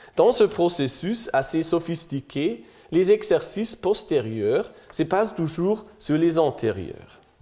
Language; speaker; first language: French; non-native, fluent; German